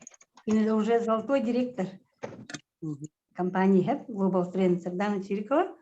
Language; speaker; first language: Russian; non-native, local second language; Yakut